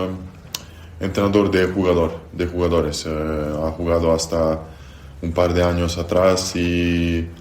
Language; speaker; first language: Spanish; non-native, fluent; Serbian